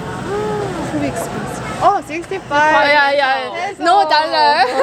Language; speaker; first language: English; non-native, learner; Korean